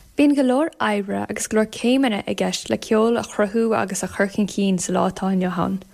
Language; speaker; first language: Irish; native; Irish